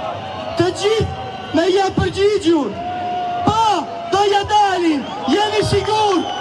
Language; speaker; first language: Albanian; early bilingual, heritage; Italian